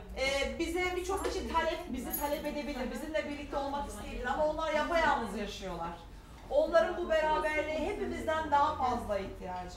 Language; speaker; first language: Turkish; native; Turkish